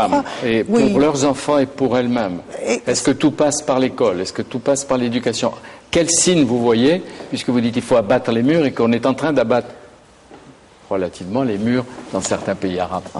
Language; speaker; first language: French; native; French